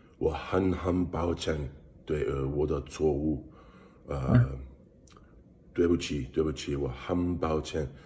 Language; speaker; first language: Chinese; non-native, learner; English